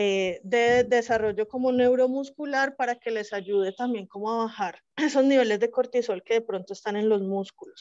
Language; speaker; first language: Spanish; native; Spanish